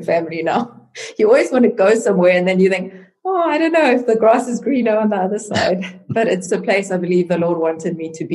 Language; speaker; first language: English; non-native, local second language; Afrikaans